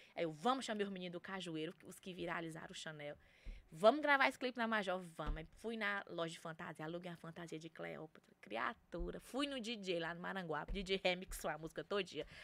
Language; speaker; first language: Portuguese; native; Portuguese